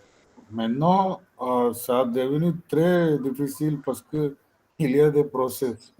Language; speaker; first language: French; non-native, learner; Tamil